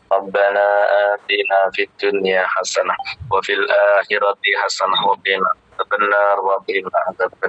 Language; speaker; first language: Indonesian; native; Indonesian